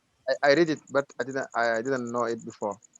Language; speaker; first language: English; non-native, learner; Arabic